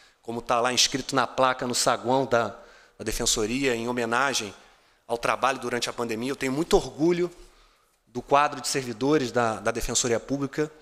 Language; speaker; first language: Portuguese; native; Portuguese